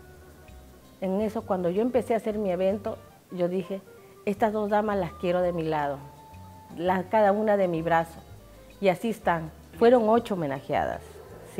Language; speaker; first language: Spanish; native; Spanish